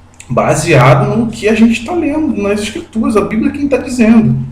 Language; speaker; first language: Portuguese; native; Portuguese